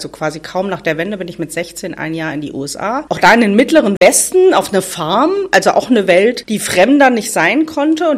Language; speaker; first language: German; native; German